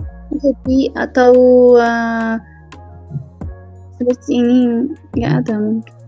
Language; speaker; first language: Indonesian; non-native, learner; Arabic